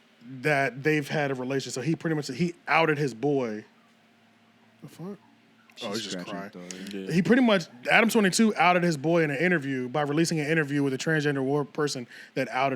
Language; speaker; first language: English; native; English